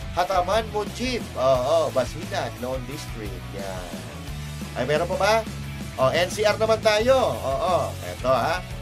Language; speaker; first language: Filipino; non-native, local second language; Iloko